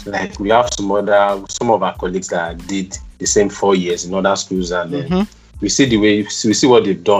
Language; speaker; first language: English; non-native, local second language; Yoruba